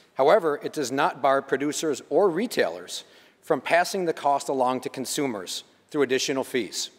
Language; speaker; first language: English; native; English